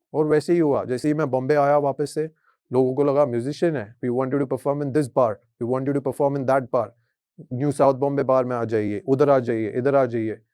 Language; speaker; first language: Hindi; native; Hindi